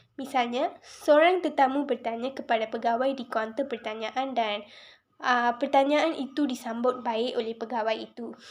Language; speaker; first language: Malay; non-native, local second language; Tamil